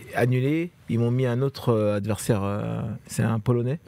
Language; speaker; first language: French; native; French